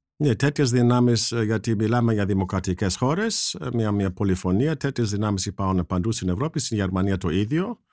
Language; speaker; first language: Greek; non-native, fluent; German